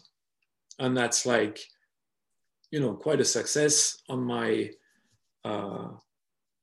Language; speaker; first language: English; non-native, fluent; French